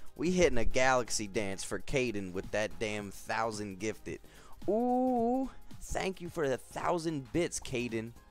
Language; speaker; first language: English; native; English